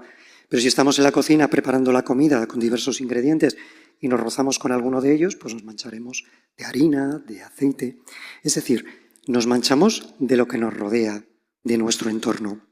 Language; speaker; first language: Spanish; native; Spanish